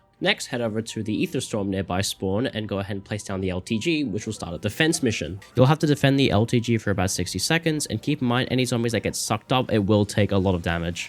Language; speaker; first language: English; native; English